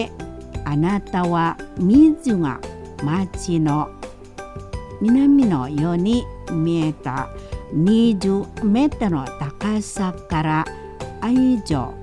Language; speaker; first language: Japanese; non-native, fluent; Indonesian